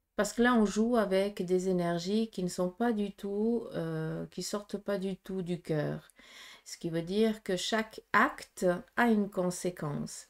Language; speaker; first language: French; early bilingual, other home language; Portuguese